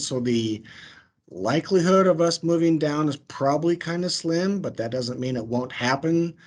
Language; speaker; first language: English; native; English